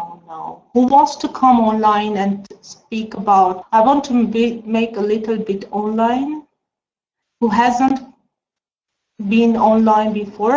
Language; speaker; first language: English; non-native, fluent; Armenian